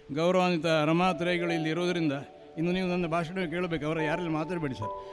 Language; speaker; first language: Kannada; non-native, local second language; Marathi